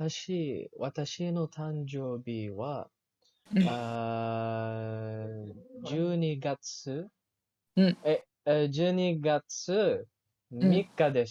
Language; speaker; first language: Japanese; non-native, learner; Malay